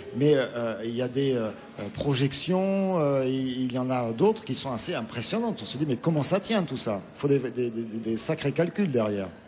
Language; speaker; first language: French; native; French